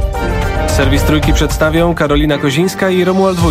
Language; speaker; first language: Polish; native; Polish